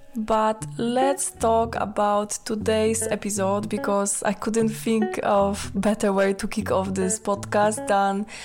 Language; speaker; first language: English; non-native, fluent; Polish